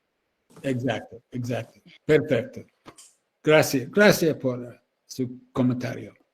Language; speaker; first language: Spanish; non-native, learner; English